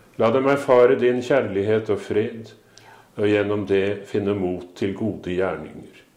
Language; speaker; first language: Norwegian; native; Norwegian